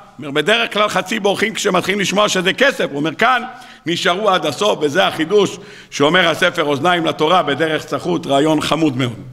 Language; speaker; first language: Hebrew; native; Hebrew